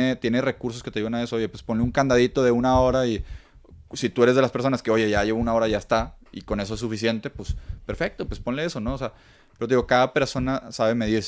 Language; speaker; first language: Spanish; native; Spanish